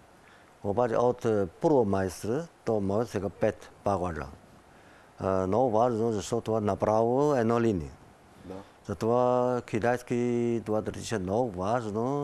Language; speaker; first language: Bulgarian; non-native, learner; Chinese